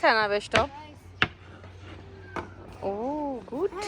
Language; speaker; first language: German; non-native, fluent; Urdu